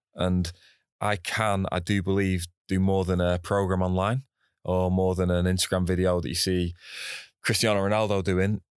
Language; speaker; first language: English; native; English